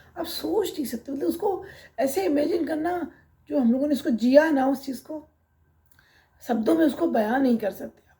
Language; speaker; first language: Hindi; native; Hindi